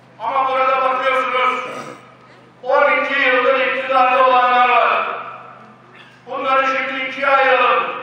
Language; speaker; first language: Turkish; native; Turkish